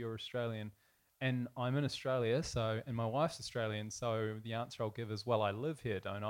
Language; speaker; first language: English; native; English